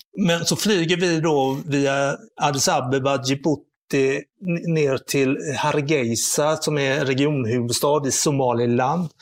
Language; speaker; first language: Swedish; native; Swedish